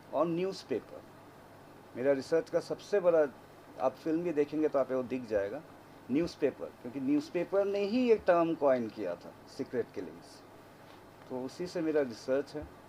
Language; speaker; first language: Hindi; non-native, local second language; Assamese